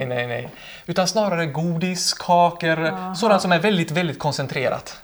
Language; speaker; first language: Swedish; native; Swedish